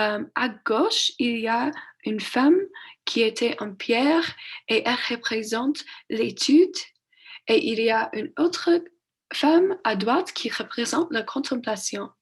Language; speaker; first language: French; non-native, learner; English